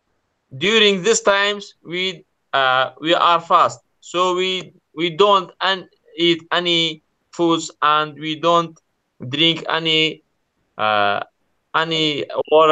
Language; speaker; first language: English; non-native, learner; Kurdish